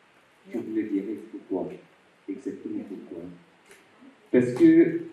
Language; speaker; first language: French; non-native, fluent; Bangla